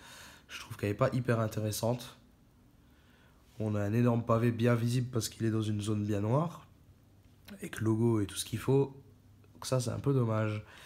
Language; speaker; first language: French; native; French